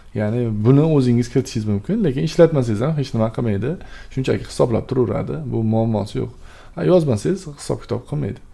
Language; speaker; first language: Uzbek; native; Uzbek